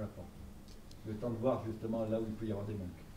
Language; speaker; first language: French; native; French